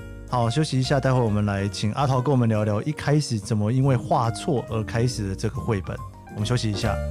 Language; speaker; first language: Chinese; native; Chinese